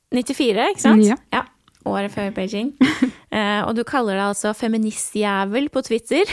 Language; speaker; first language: Norwegian; native; Norwegian